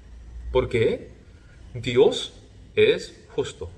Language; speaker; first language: Spanish; non-native, fluent; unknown